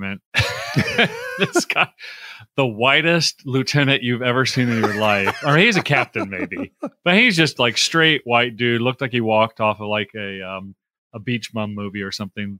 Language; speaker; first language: English; native; English